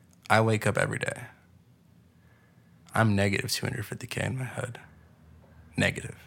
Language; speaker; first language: English; early bilingual, other home language; Spanish